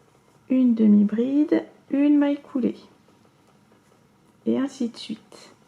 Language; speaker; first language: French; native; French